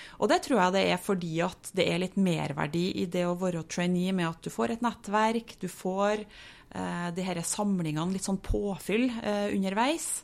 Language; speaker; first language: Norwegian; native; Norwegian